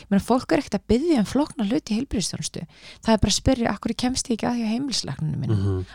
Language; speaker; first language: Icelandic; native; Icelandic